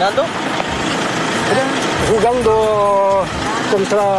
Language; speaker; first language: Spanish; non-native, learner; French